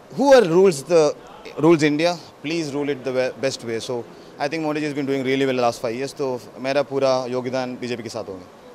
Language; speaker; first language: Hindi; non-native, local second language; Malayalam